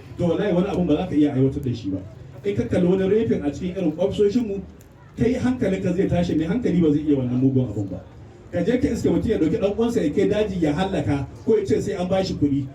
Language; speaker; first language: Hausa; non-native, local second language; Fula